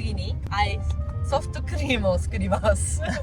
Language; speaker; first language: Japanese; non-native, learner; English